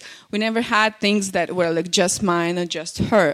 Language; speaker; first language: English; non-native, fluent; Russian